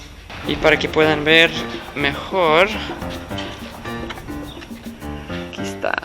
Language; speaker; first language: Spanish; non-native, fluent; English